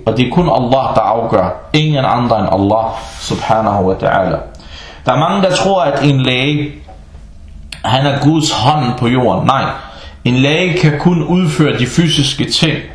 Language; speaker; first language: Danish; non-native, fluent; Arabic